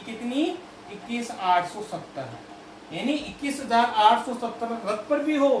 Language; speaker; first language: Hindi; native; Hindi